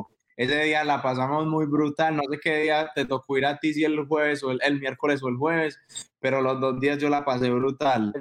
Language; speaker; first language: Spanish; native; Spanish